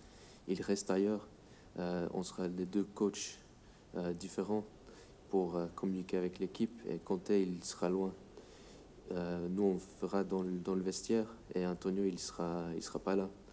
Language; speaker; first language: French; non-native, fluent; English